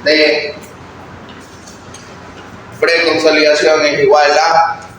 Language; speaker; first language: Spanish; native; Spanish